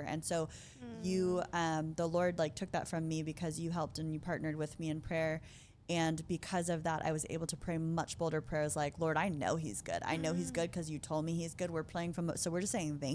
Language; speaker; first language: English; native; English